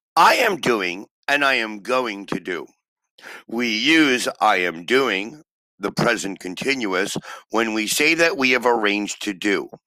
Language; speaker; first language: English; native; English